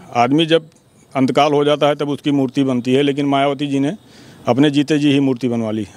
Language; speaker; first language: Hindi; native; Hindi